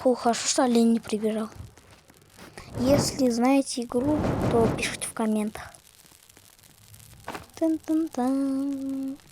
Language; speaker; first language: Russian; native; Russian